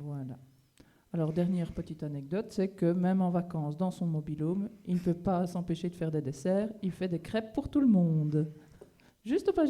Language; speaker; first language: French; native; French